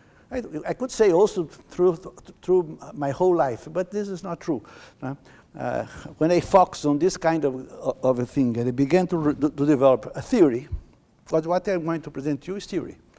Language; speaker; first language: English; non-native, fluent; Portuguese